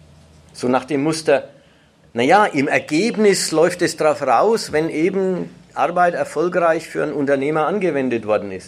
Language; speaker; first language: German; native; German